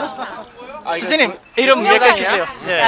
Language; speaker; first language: Korean; non-native, learner; Thai